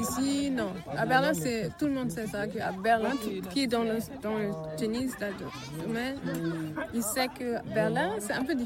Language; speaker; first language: French; early bilingual, heritage; French